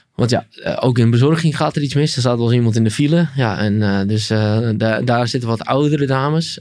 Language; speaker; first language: Dutch; native; Dutch